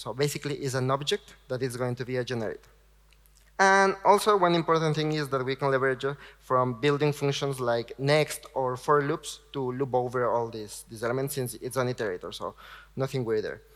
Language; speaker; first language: English; non-native, fluent; Spanish